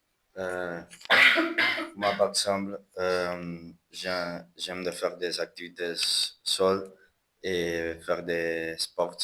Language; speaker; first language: French; non-native, learner; Spanish